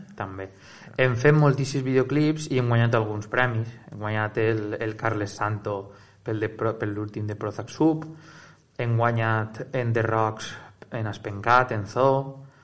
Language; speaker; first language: Catalan; native; Catalan